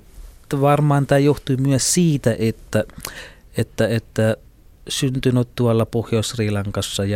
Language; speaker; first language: Finnish; non-native, fluent; Tamil